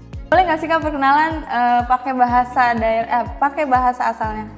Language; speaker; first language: Indonesian; native; Indonesian